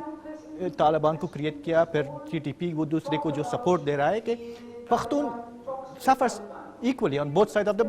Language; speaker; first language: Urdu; non-native, fluent; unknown